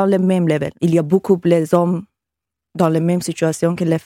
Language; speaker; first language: French; non-native, learner; Persian